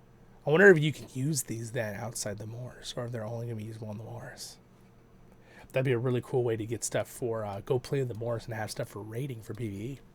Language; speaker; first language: English; native; English